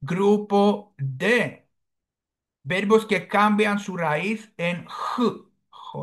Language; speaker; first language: Spanish; non-native, fluent; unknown